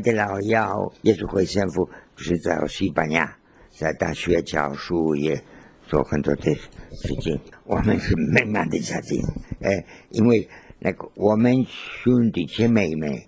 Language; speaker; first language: Chinese; non-native, learner; Spanish